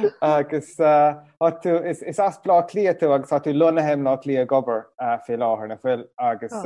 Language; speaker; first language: Irish; non-native, local second language; English